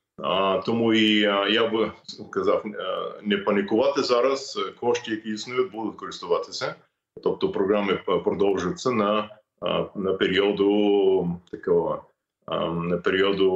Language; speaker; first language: Ukrainian; non-native, fluent; English